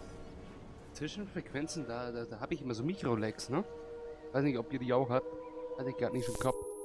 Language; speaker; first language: German; native; German